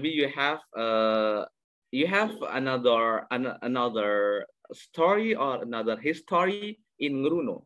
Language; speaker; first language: English; non-native, learner; Indonesian